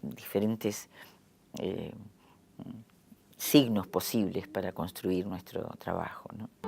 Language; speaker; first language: Spanish; native; Spanish